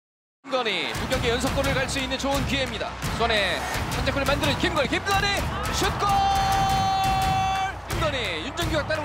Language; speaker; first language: Korean; native; Korean